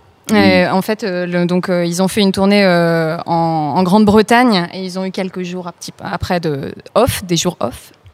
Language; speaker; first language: French; native; French